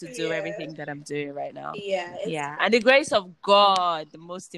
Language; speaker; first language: English; non-native, local second language; Igbo